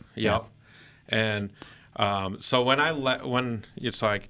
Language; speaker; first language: English; early bilingual, other home language; Filipino